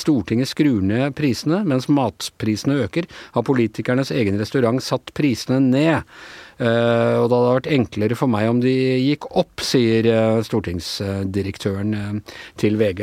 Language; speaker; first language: Norwegian; native; Norwegian